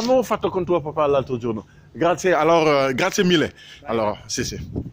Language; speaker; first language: Italian; non-native, fluent; Wolof